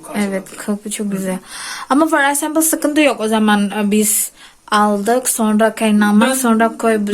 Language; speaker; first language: Turkish; non-native, learner; Indonesian